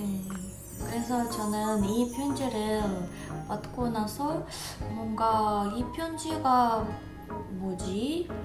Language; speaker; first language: Korean; non-native, fluent; Russian